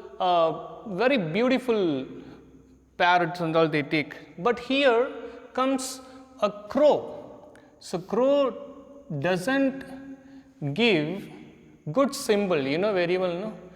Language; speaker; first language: English; non-native, local second language; Hindi